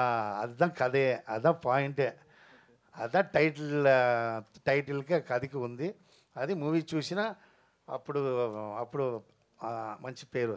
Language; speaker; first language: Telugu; non-native, local second language; Tamil